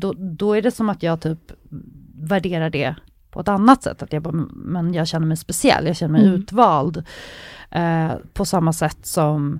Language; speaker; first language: Swedish; native; Swedish